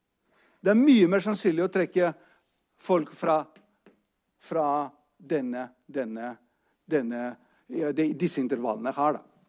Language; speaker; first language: Norwegian; non-native, fluent; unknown